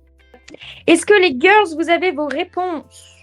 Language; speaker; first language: French; native; French